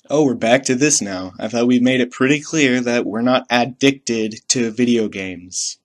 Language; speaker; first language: English; native; English